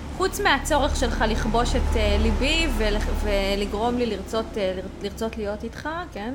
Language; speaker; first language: Hebrew; native; Hebrew